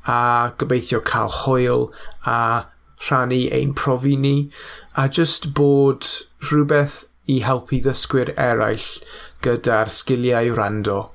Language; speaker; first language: Welsh; non-native, learner; English